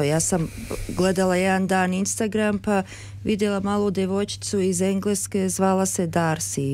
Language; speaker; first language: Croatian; early bilingual, heritage; Serbian